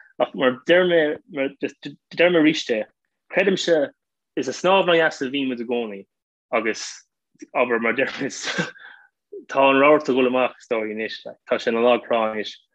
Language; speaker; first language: Irish; non-native, local second language; English